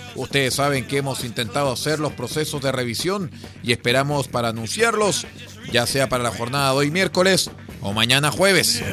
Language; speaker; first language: Spanish; native; Spanish